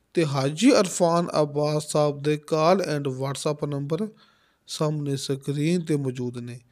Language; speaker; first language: Urdu; non-native, local second language; Punjabi